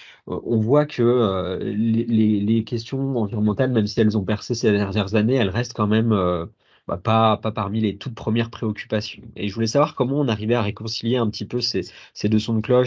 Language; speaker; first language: French; native; French